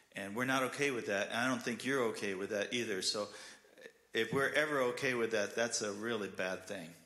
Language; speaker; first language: English; native; English